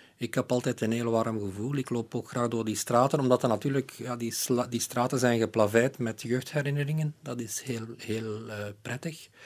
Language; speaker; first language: Dutch; native; Dutch